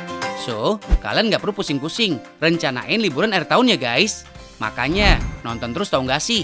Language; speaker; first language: Indonesian; native; Indonesian